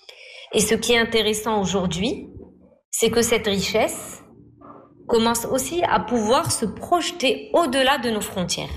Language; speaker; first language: French; non-native, local second language; Arabic